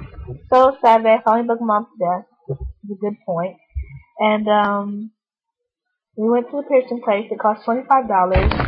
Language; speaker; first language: English; native; English